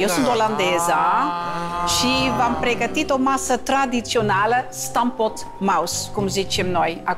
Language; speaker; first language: Romanian; non-native, fluent; Dutch